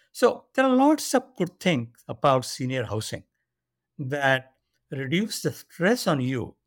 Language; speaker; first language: English; non-native, local second language; Marathi